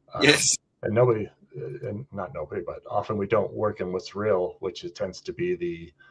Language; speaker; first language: English; native; English